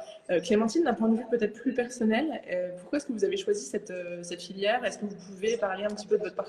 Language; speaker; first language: French; native; French